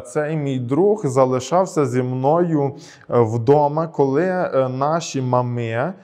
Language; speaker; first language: Ukrainian; early bilingual, heritage; Ukrainian